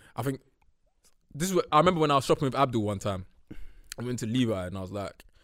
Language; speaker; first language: English; native; English